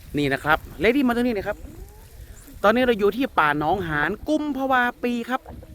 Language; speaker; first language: Thai; native; Thai